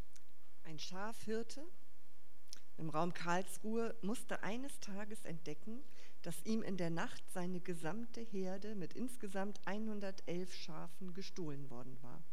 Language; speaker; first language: German; native; German